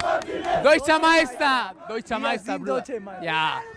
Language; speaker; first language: German; non-native, learner; Spanish